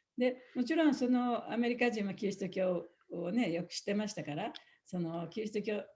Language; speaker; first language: Japanese; native; Japanese